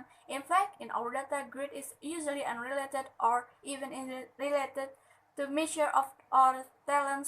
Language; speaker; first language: English; non-native, learner; Indonesian